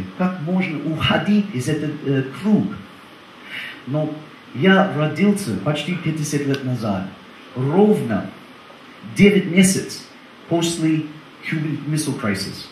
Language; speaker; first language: Russian; non-native, learner; English